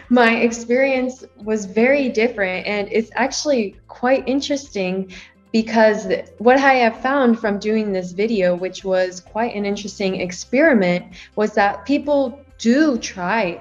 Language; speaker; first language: English; native; English